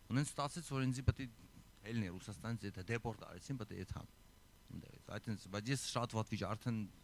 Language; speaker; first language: Armenian; early bilingual, heritage; Armenian